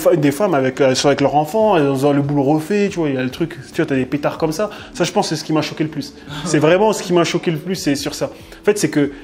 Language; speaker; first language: French; native; French